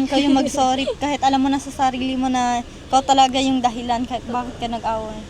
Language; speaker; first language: Filipino; non-native, local second language; Cebuano